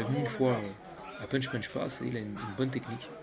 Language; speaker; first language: French; native; French